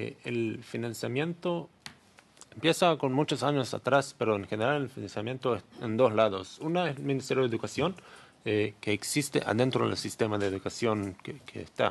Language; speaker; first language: Spanish; non-native, learner; Hebrew